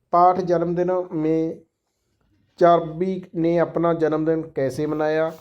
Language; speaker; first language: Hindi; non-native, local second language; Punjabi